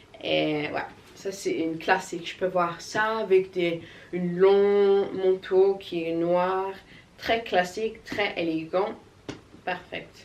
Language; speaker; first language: French; non-native, learner; English